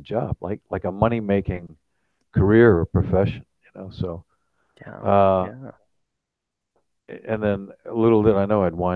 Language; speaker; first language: English; native; English